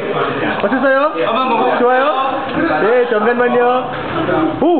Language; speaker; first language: Korean; non-native, learner; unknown